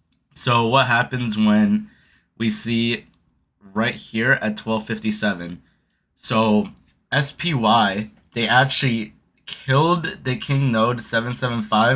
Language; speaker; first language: English; native; English